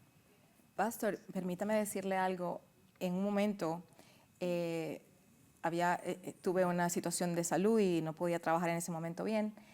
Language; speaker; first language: Spanish; native; Spanish